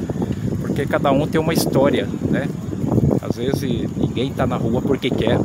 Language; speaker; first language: Portuguese; native; Portuguese